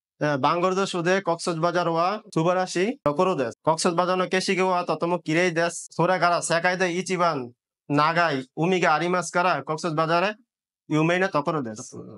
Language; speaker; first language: Japanese; non-native, learner; Bangla